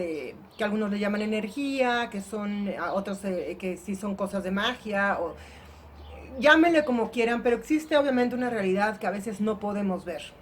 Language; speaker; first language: Spanish; native; Spanish